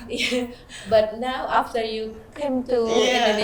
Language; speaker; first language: English; non-native, learner; Indonesian